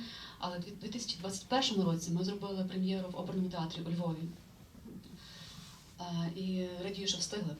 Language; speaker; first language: Ukrainian; native; Ukrainian